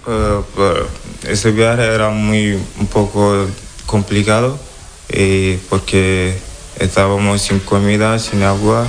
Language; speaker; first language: Spanish; non-native, learner; Wolof